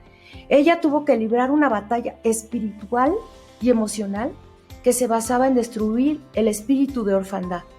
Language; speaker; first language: Spanish; native; Spanish